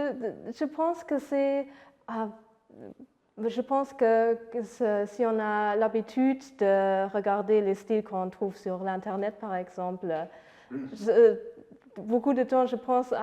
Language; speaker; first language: French; non-native, fluent; Luxembourgish